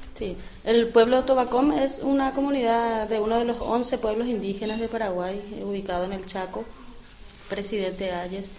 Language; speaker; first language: Spanish; native; Spanish